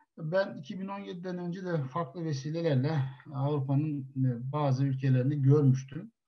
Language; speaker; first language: Turkish; native; Turkish